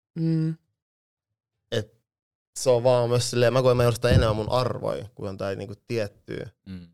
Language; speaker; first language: Finnish; early bilingual, other home language; Lingala